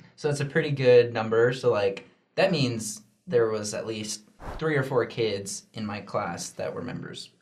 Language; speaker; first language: English; native; English